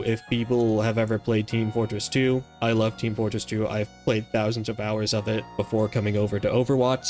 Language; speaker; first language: English; native; English